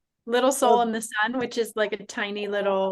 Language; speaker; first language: English; native; English